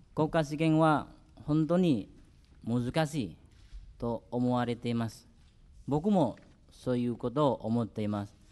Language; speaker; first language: Japanese; non-native, fluent; Indonesian